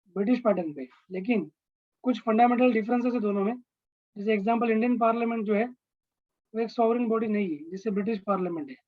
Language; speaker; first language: Hindi; non-native, local second language; Marathi